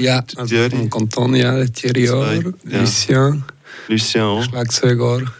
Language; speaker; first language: German; non-native, local second language; French